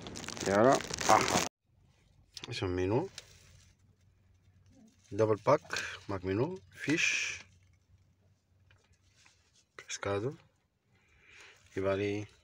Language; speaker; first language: Spanish; non-native, fluent; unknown